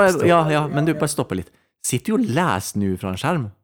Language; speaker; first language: Norwegian; native; Norwegian